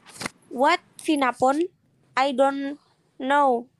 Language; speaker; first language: English; non-native, learner; Indonesian